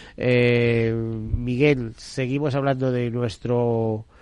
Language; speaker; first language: Spanish; native; Spanish